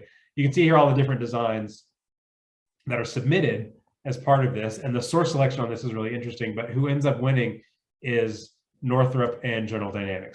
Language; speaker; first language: English; native; English